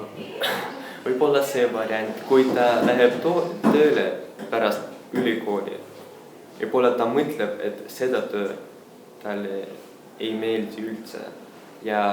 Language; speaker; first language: Estonian; non-native, local second language; Russian